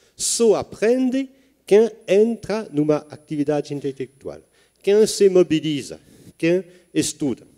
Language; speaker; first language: Portuguese; non-native, fluent; French